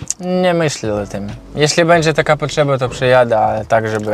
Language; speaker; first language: Polish; non-native, learner; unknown